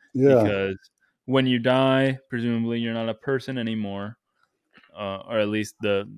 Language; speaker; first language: English; native; English